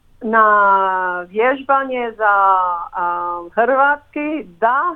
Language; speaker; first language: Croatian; early bilingual, heritage; English